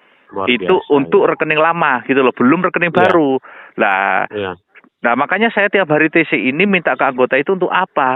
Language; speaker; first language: Indonesian; non-native, local second language; Javanese